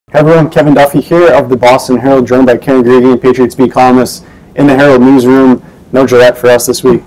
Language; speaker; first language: English; native; English